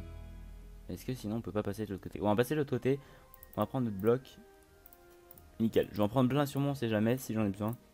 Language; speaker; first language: French; native; French